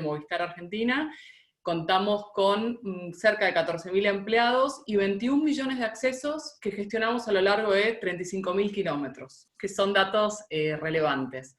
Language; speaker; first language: Spanish; native; Spanish